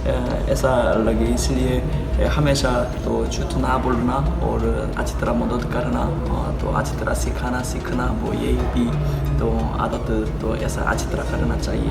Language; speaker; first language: Hindi; non-native, learner; Korean